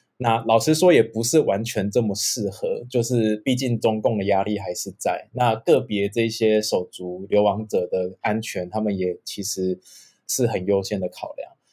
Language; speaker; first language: Chinese; native; Chinese